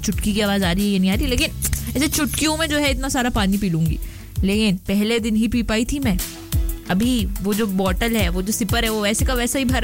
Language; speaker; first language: Hindi; native; Hindi